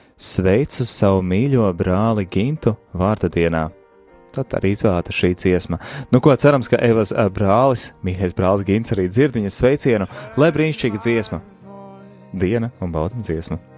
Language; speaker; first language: Latvian; native; Latvian